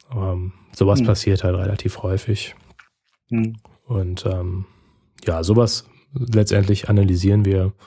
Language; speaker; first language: German; native; German